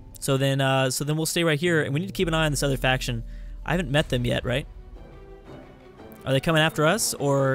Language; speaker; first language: English; native; English